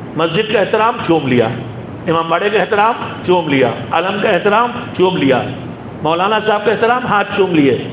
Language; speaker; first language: Urdu; native; Urdu